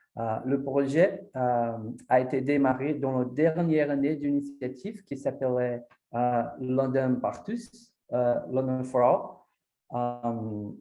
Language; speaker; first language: French; non-native, fluent; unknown